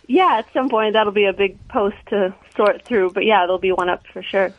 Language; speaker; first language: English; native; English